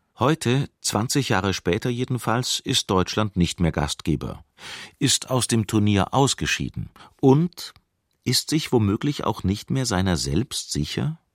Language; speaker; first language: German; native; German